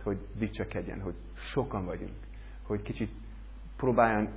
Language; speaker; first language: Hungarian; non-native, learner; English